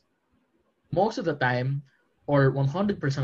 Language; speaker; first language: English; non-native, local second language; Filipino